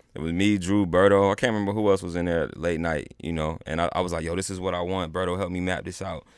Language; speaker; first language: English; native; English